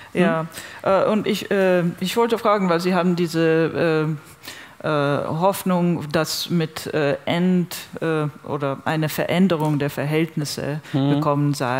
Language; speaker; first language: German; non-native, fluent; English